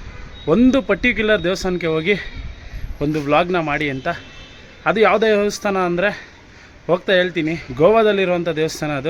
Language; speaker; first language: Kannada; native; Kannada